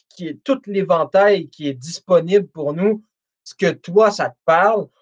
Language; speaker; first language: French; native; French